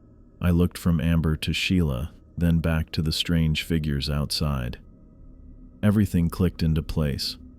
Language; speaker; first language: English; native; English